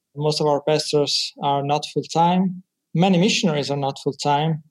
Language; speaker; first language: English; non-native, fluent; Italian